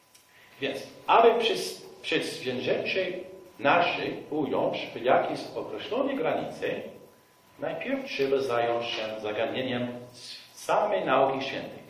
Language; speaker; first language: Polish; non-native, fluent; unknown